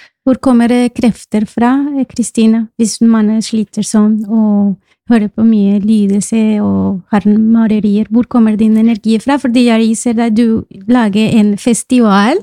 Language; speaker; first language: Norwegian; non-native, fluent; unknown